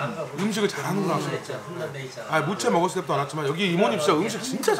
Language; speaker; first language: Korean; native; Korean